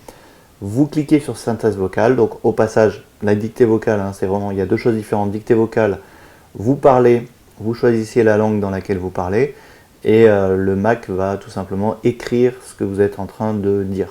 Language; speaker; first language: French; native; French